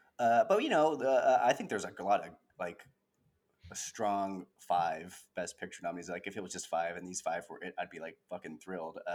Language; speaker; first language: English; native; English